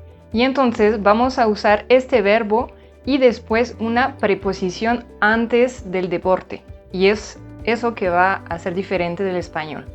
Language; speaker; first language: Spanish; non-native, fluent; French